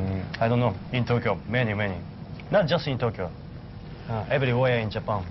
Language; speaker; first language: English; non-native, learner; Japanese